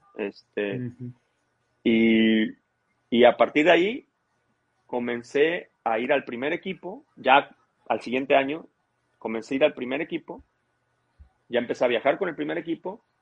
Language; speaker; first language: Spanish; native; Spanish